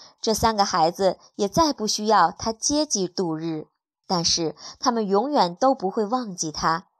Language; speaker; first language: Chinese; native; Chinese